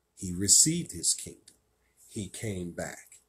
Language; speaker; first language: English; native; English